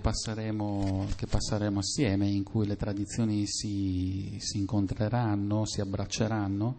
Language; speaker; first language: Italian; native; Italian